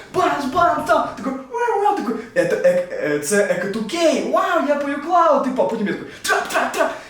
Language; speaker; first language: Ukrainian; non-native, local second language; Russian